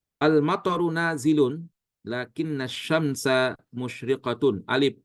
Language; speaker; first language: Arabic; non-native, fluent; Indonesian